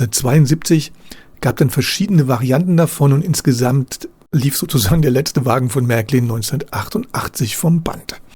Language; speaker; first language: German; native; German